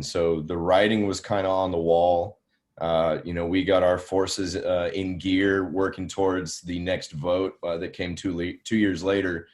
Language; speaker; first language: English; native; English